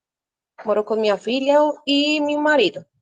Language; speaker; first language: Portuguese; non-native, learner; Spanish